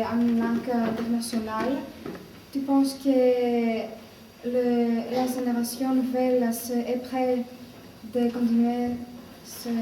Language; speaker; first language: French; non-native, learner; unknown